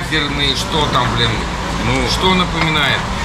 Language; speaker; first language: Russian; native; Russian